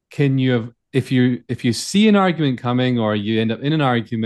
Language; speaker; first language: English; native; English